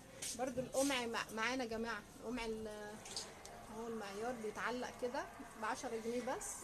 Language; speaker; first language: Arabic; native; Arabic